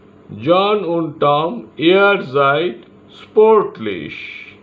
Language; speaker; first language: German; non-native, learner; Bangla